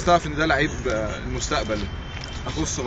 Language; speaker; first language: Arabic; native; Arabic